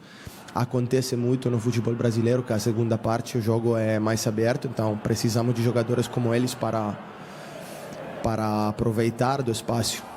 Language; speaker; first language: Portuguese; non-native, fluent; Spanish